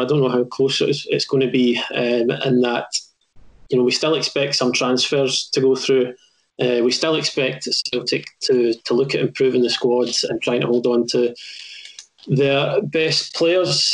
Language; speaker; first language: English; native; English